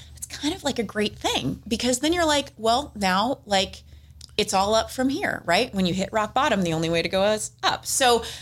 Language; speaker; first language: English; native; English